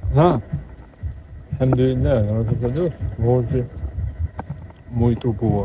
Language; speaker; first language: Portuguese; non-native, learner; Arabic